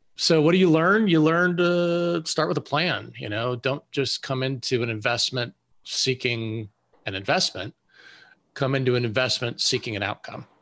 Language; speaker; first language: English; native; English